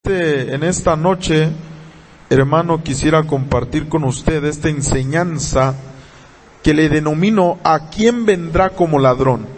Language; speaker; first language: Spanish; native; Spanish